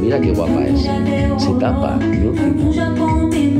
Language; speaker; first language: Spanish; native; Spanish